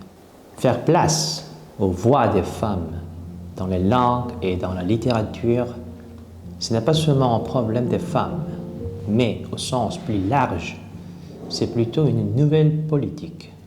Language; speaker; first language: French; non-native, fluent; Korean